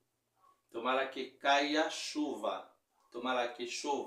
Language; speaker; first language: Portuguese; non-native, fluent; Haitian Creole